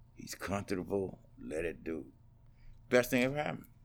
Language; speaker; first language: English; native; English